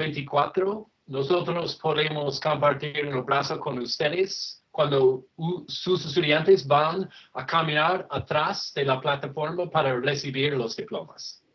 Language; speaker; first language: Spanish; non-native, fluent; English